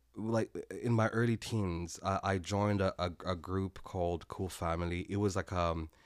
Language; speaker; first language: English; non-native, local second language; Kinyarwanda